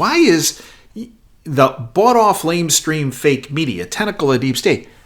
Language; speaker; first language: English; native; English